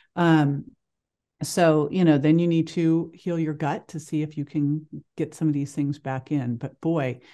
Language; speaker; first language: English; native; English